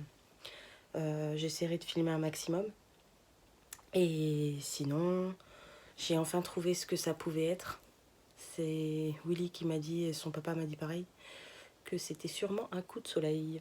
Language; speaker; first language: French; native; French